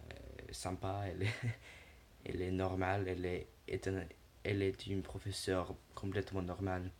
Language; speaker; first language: French; non-native, learner; English